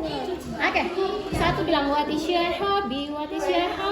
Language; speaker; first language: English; non-native, fluent; Indonesian